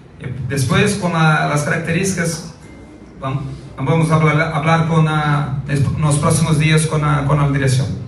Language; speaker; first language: Spanish; non-native, learner; Portuguese